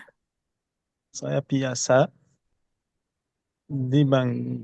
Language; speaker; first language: Indonesian; non-native, learner; Arabic